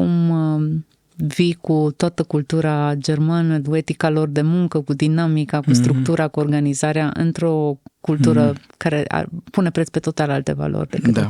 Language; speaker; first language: Romanian; native; Romanian